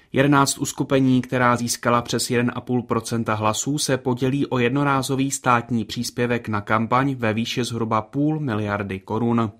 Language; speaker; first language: Czech; native; Czech